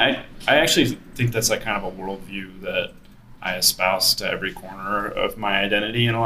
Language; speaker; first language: English; native; English